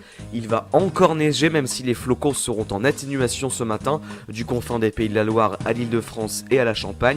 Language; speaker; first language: French; native; French